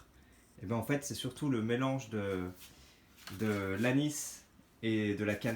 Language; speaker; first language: French; native; French